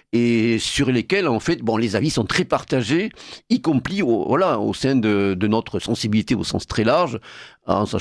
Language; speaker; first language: French; native; French